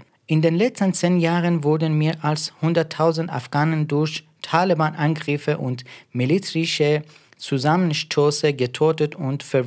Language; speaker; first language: German; non-native, fluent; Persian